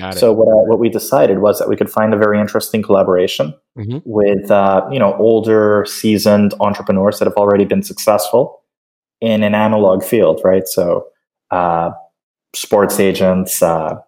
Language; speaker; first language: English; early bilingual, other home language; Spanish